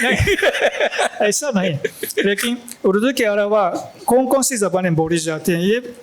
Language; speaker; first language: Hindi; non-native, fluent; Japanese